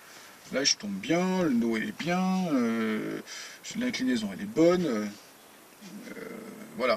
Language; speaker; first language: French; native; French